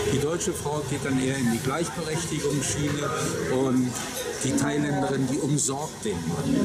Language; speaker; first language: German; non-native, fluent; Thai